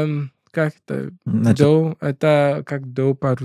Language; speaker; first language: Russian; non-native, learner; English